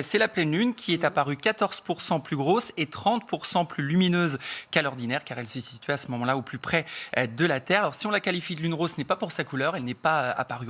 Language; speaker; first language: French; native; French